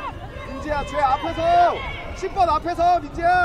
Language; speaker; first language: Korean; native; Korean